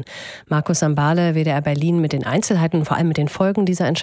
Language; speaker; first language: German; native; German